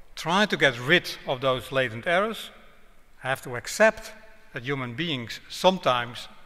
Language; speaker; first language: English; non-native, fluent; Dutch